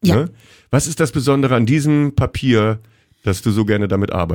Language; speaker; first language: German; native; German